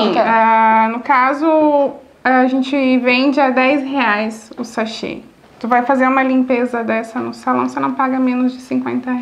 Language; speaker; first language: Portuguese; native; Portuguese